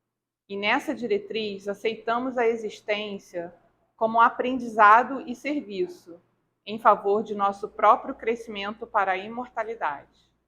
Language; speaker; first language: Portuguese; native; Portuguese